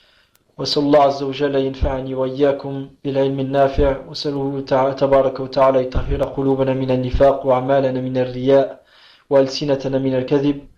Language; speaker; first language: Arabic; non-native, fluent; French